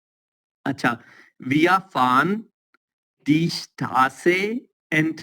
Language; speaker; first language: German; non-native, learner; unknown